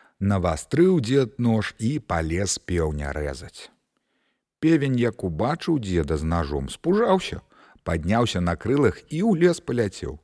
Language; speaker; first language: Belarusian; native; Belarusian